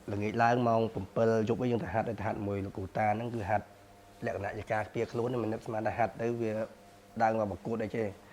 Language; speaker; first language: Khmer; native; Khmer